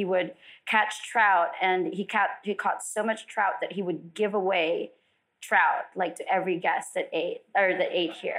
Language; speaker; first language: English; non-native, local second language; Filipino